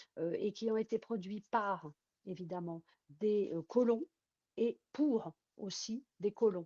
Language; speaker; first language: French; native; French